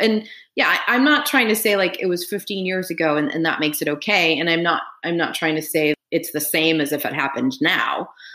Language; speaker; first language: English; native; English